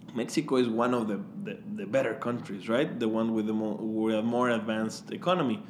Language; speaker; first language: English; non-native, fluent; Spanish